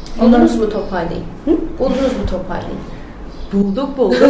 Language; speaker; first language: Turkish; native; Turkish